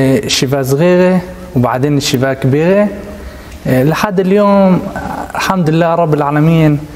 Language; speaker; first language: Arabic; non-native, local second language; Hebrew